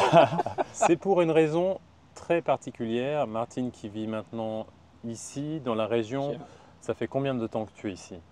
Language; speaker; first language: French; native; French